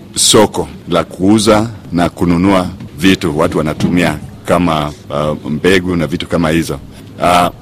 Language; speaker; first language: Swahili; non-native, local second language; Luo (Kenya and Tanzania)